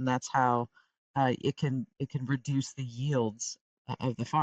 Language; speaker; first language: English; native; English